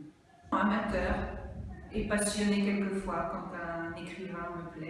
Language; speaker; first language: French; non-native, fluent; Italian